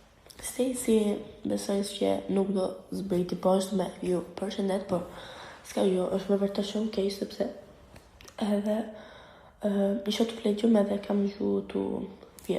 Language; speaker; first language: Albanian; early bilingual, heritage; Albanian